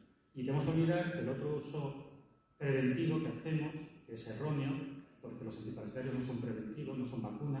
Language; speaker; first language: Spanish; native; Spanish